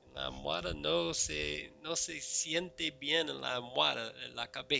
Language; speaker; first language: Spanish; non-native, learner; English